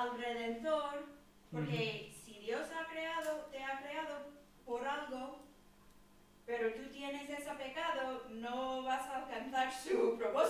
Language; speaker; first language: Spanish; non-native, fluent; English